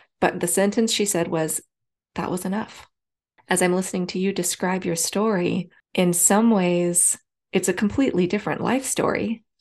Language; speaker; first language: English; native; English